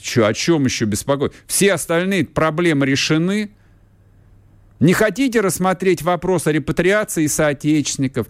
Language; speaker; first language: Russian; native; Russian